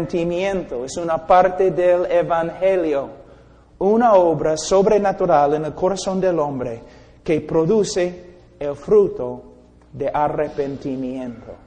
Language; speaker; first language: Spanish; non-native, fluent; English